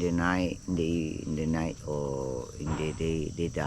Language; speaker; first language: English; non-native, fluent; Indonesian